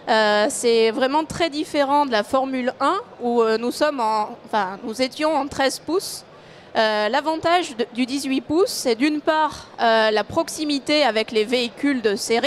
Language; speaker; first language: French; native; French